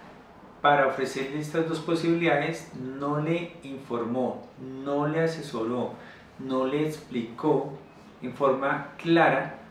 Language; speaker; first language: Spanish; native; Spanish